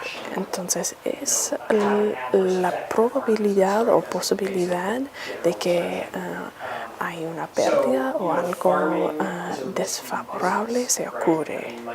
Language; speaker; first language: Spanish; non-native, fluent; English